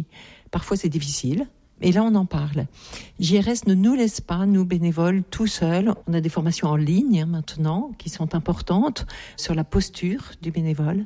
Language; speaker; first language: French; native; French